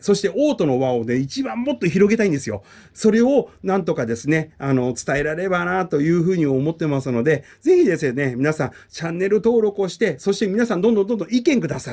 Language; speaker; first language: Japanese; native; Japanese